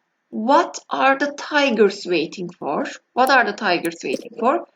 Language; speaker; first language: English; non-native, fluent; Turkish